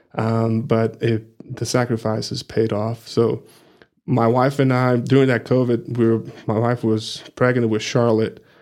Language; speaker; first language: English; non-native, fluent; Portuguese